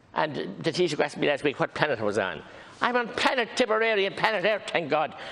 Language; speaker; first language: English; native; English